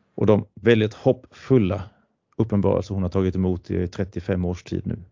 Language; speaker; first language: Swedish; native; Swedish